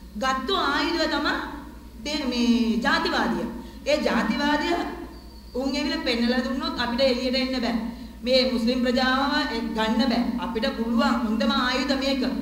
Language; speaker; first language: Sinhala; non-native, local second language; Tamil